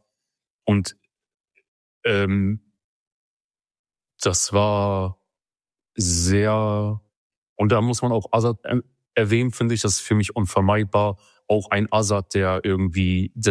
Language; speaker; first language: German; early bilingual, other home language; Kurdish